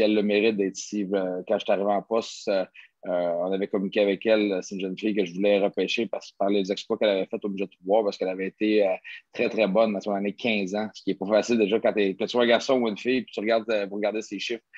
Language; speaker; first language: French; native; French